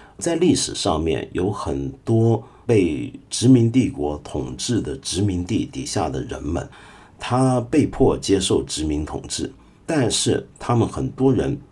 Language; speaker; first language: Chinese; non-native, local second language; Cantonese